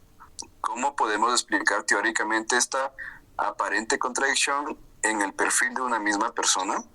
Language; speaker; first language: Spanish; native; Spanish